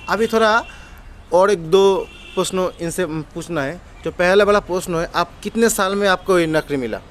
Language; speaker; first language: Hindi; non-native, local second language; Bangla